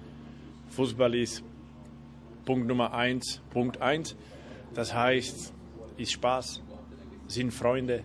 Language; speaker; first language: German; non-native, fluent; Slovak